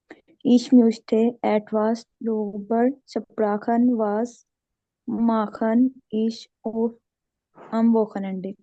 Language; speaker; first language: German; non-native, learner; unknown